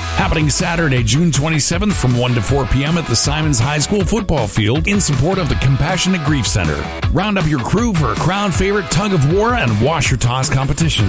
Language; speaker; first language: English; native; English